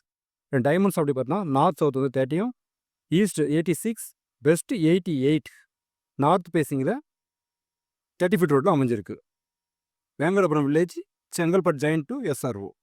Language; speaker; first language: Tamil; native; Tamil